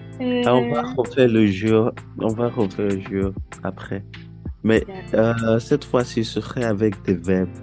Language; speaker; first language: French; non-native, learner; Yoruba